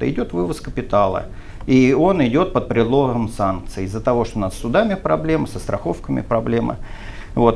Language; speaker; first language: Russian; native; Russian